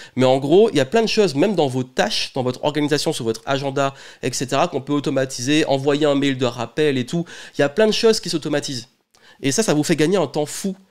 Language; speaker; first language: French; native; French